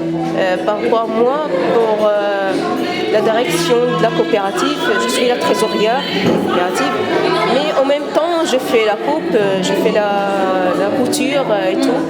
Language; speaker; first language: French; non-native, learner; Arabic